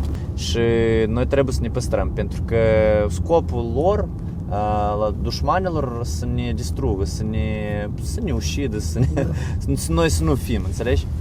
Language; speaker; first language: Romanian; non-native, learner; Ukrainian